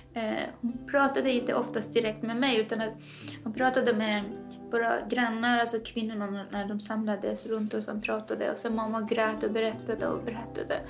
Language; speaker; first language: Swedish; non-native, fluent; Persian